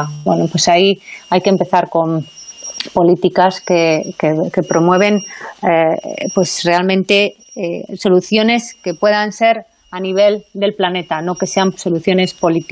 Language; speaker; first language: Spanish; native; Spanish